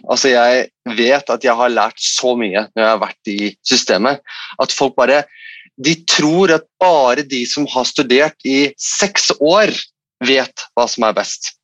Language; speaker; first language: Norwegian; non-native, fluent; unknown